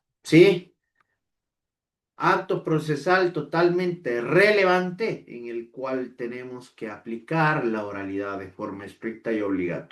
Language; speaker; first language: Spanish; native; Spanish